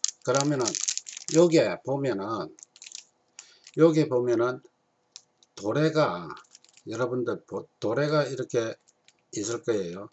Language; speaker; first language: Korean; native; Korean